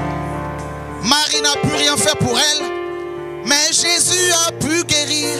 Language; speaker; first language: French; non-native, local second language; Lingala